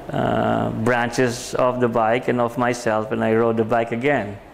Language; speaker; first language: English; non-native, local second language; Filipino